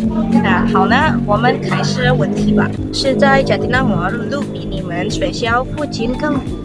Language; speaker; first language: Chinese; non-native, learner; Indonesian